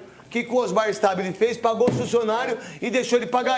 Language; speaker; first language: Portuguese; native; Portuguese